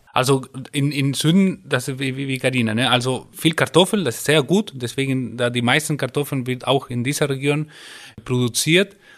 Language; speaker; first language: German; non-native, fluent; Spanish